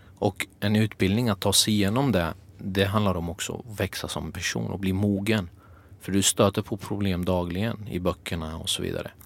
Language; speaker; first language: Swedish; early bilingual, other home language; Kurdish